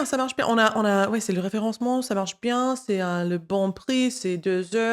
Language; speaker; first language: French; non-native, fluent; English